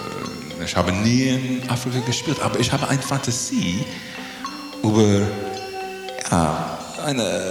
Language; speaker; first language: German; non-native, learner; English